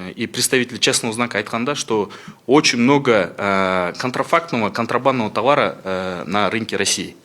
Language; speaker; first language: Russian; non-native, local second language; Kyrgyz